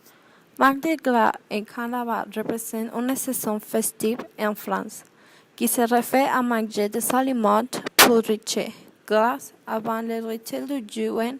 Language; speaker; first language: French; non-native, learner; Spanish